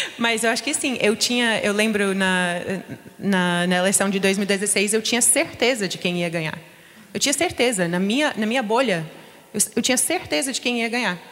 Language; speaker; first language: Portuguese; non-native, fluent; English